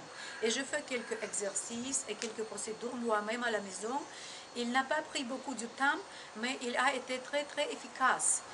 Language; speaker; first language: French; non-native, learner; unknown